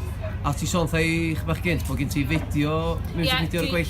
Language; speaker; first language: Welsh; native; Welsh